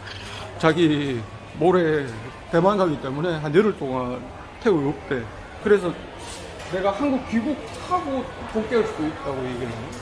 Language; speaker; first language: Korean; native; Korean